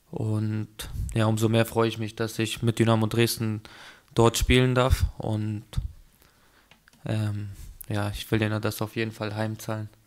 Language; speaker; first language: German; early bilingual, other home language; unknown